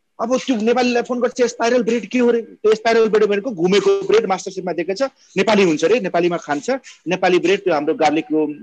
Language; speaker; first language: Nepali; non-native, local second language; Maithili